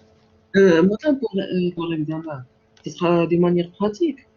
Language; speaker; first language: French; non-native, local second language; Arabic